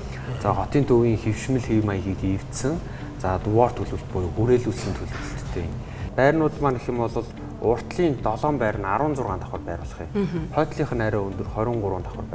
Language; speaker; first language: Mongolian; native; Mongolian